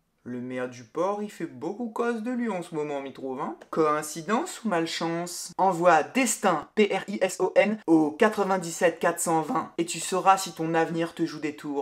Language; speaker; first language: French; non-native, local second language; Réunion Creole French